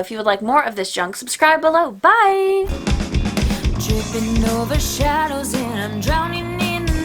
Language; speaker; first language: English; native; English